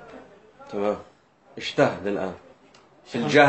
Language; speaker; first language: Arabic; native; Arabic